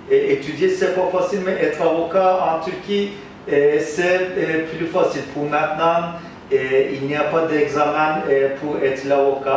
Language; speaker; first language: French; non-native, fluent; Turkish